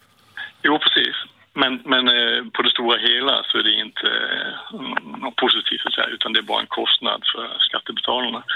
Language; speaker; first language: Swedish; native; Swedish